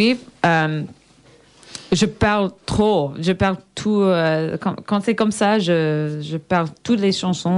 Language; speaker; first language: French; non-native, learner; English